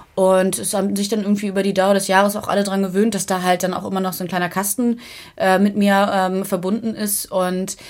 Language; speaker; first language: German; native; German